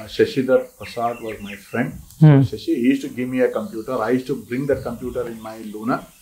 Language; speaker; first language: English; non-native, local second language; Kannada